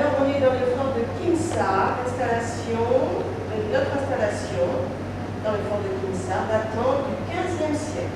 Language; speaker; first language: French; native; French